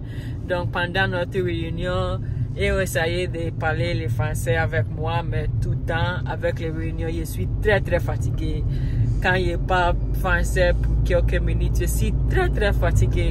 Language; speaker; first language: French; non-native, learner; Akan